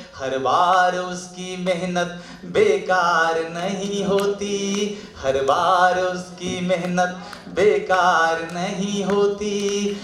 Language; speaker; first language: Hindi; non-native, local second language; Bhojpuri